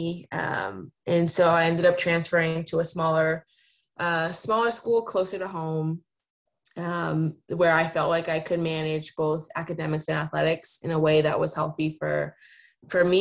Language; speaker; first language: English; native; English